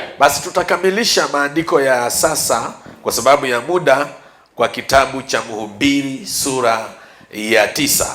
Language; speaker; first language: Swahili; non-native, local second language; Luyia